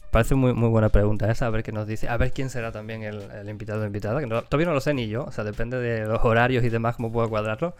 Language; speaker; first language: Spanish; native; Spanish